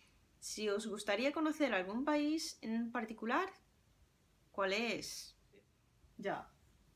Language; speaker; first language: Spanish; non-native, fluent; Japanese